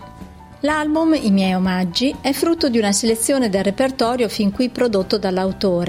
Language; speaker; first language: Italian; native; Italian